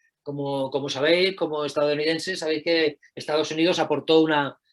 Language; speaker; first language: Spanish; native; Spanish